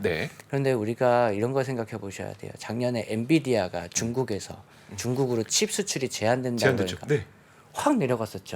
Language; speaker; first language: Korean; native; Korean